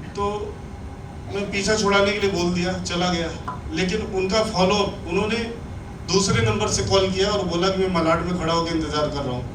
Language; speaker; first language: Hindi; native; Hindi